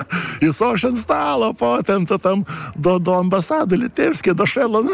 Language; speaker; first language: Polish; non-native, fluent; Lithuanian